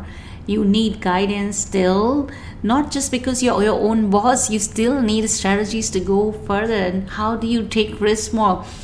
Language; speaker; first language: English; non-native, local second language; Hindi